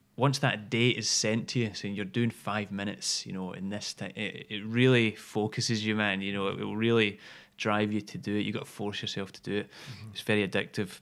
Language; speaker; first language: English; native; English